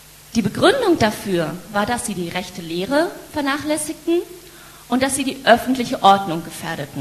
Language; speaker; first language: German; native; German